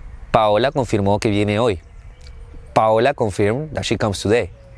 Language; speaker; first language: English; non-native, fluent; Spanish